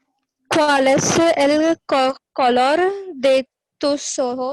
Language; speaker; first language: Spanish; non-native, learner; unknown